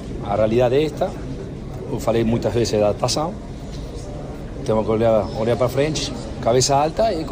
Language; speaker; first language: Portuguese; non-native, fluent; Spanish